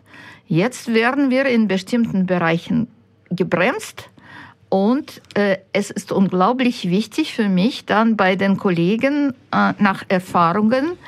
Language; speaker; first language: German; non-native, fluent; Ukrainian